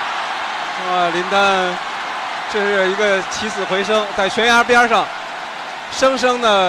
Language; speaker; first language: Chinese; native; Chinese